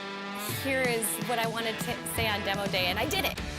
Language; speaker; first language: English; native; English